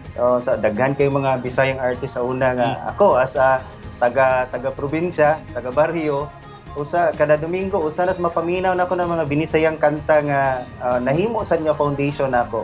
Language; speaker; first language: Cebuano; native; Cebuano